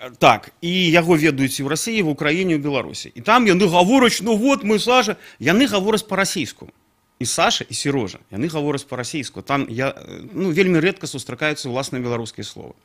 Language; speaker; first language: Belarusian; non-native, local second language; Russian